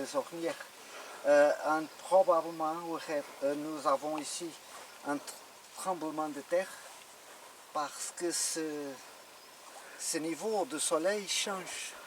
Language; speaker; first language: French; non-native, learner; Portuguese